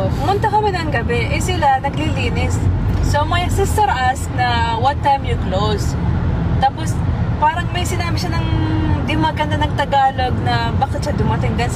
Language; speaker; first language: Filipino; early bilingual, heritage; Arabic